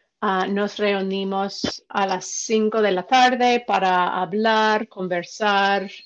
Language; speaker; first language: Spanish; non-native, fluent; English